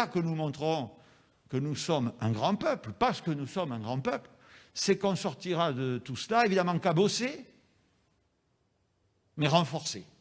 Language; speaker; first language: French; native; French